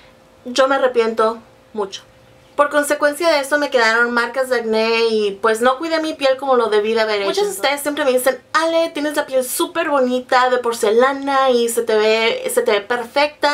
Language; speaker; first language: Spanish; native; Spanish